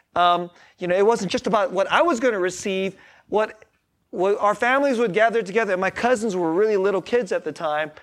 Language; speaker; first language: English; early bilingual, other home language; Korean